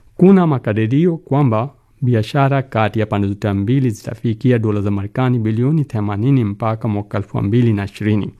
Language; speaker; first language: Swahili; non-native, fluent; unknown